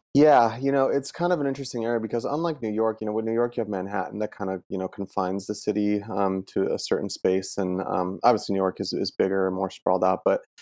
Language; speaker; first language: English; early bilingual, other home language; Italian